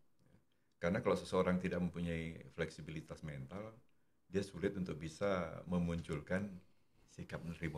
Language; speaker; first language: Indonesian; non-native, local second language; Javanese